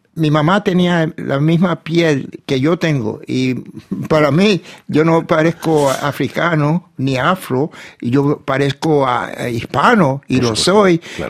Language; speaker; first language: Spanish; early bilingual, heritage; Spanish